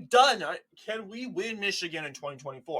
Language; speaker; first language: English; native; English